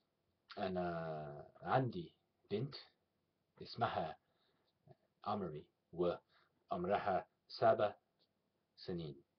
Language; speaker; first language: Arabic; non-native, learner; English